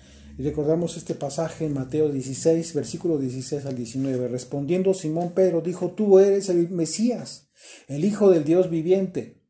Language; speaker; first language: Spanish; native; Spanish